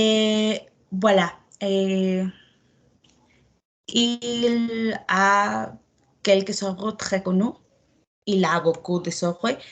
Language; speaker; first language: French; non-native, learner; Spanish